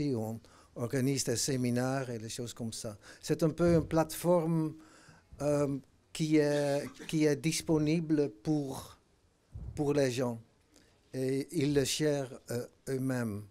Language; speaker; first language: French; non-native, fluent; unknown